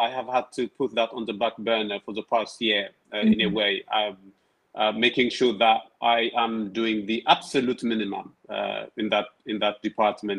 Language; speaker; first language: English; non-native, fluent; Tigrinya